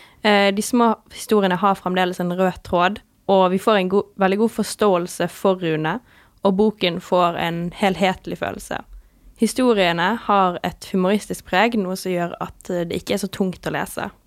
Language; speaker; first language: Norwegian; native; Norwegian